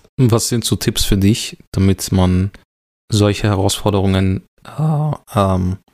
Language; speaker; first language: German; early bilingual, other home language; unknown